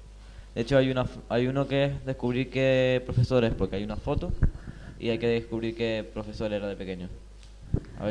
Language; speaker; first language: Spanish; native; Spanish